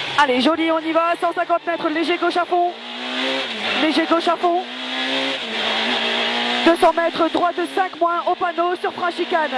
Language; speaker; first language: French; native; French